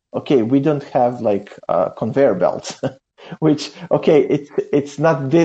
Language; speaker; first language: English; non-native, fluent; Serbian